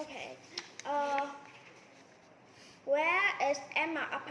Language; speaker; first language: English; non-native, learner; Vietnamese